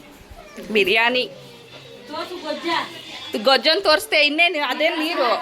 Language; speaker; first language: Kannada; native; Kannada